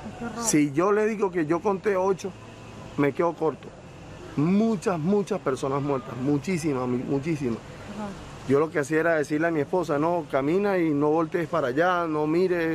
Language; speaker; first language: Spanish; native; Spanish